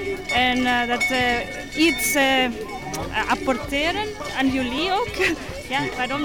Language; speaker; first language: Dutch; non-native, learner; Spanish